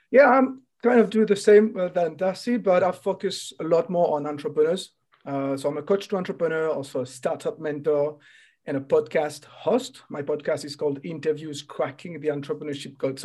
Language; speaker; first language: English; non-native, fluent; French